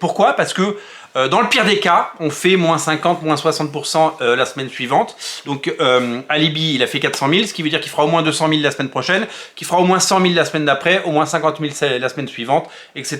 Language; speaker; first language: French; native; French